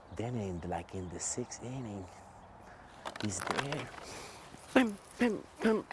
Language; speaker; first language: English; non-native, fluent; Spanish